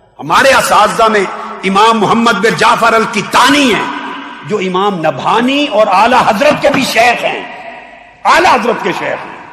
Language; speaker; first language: Urdu; non-native, local second language; Punjabi